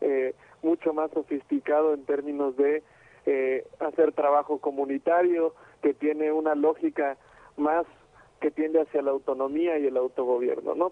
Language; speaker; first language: Spanish; native; Spanish